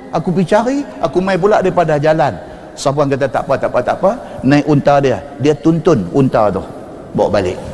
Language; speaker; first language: Malay; native; Malay